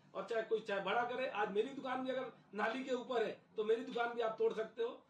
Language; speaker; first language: Hindi; native; Hindi